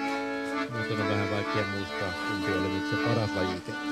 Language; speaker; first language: Finnish; non-native, local second language; Swedish